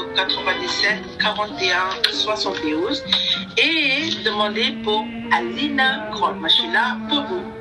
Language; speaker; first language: French; non-native, learner; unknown